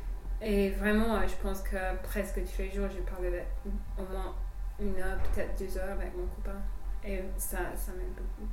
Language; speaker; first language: French; non-native, fluent; English